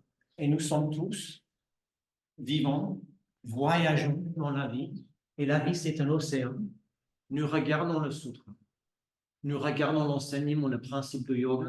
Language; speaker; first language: French; non-native, fluent; English